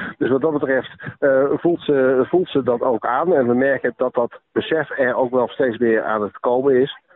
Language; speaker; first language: Dutch; native; Dutch